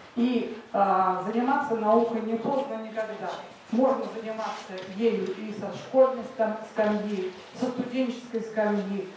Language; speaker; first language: Russian; native; Russian